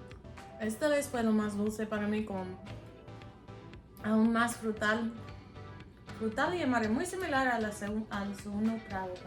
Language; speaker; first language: Spanish; non-native, fluent; English